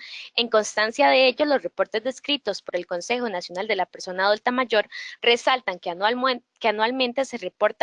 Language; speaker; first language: Spanish; native; Spanish